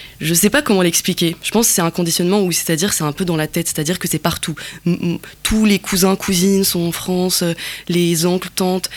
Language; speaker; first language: French; non-native, local second language; Kabyle